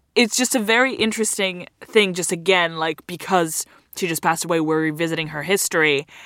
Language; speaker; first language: English; non-native, fluent; Russian